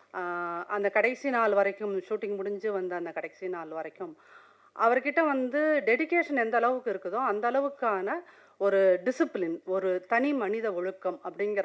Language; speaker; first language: Tamil; native; Tamil